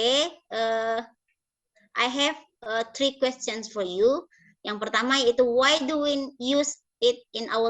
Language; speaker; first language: English; non-native, learner; Indonesian